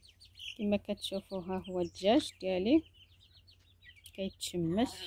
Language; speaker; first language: Arabic; native; Arabic